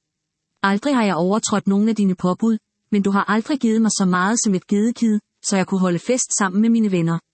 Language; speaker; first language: Danish; native; Danish